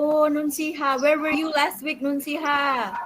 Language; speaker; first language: English; non-native, fluent; Indonesian